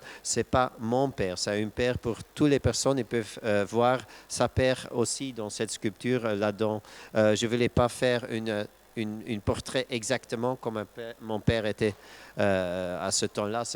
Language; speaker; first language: French; non-native, local second language; Dutch